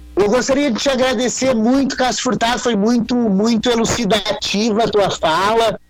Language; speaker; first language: Portuguese; native; Portuguese